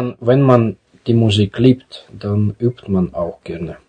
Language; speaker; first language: German; non-native, fluent; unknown